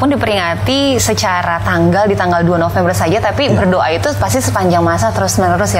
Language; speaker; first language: Indonesian; native; Indonesian